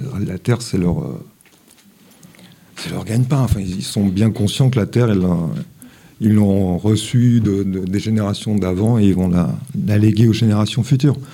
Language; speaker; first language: French; native; French